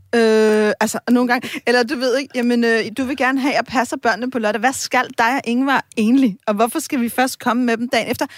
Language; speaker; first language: Danish; native; Danish